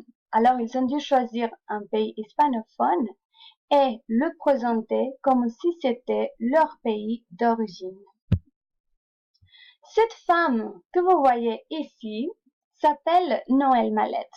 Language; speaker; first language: French; non-native, fluent; Spanish